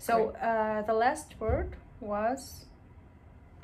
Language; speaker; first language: English; non-native, fluent; Arabic